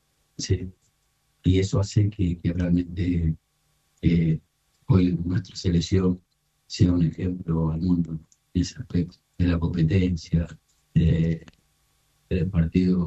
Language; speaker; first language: Spanish; native; Spanish